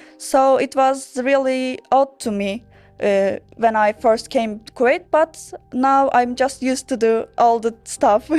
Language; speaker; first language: English; non-native, learner; Turkish